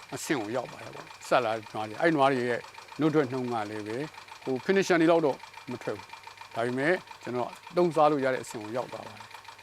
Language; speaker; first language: Burmese; native; Burmese